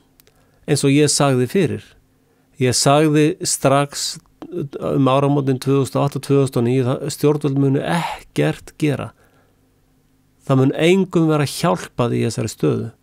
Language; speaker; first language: Icelandic; native; Icelandic